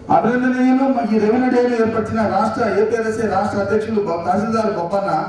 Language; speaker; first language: Telugu; native; Telugu